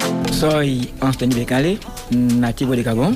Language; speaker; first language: Spanish; non-native, fluent; Fang